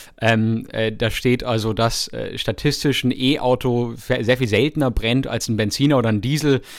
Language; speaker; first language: German; native; German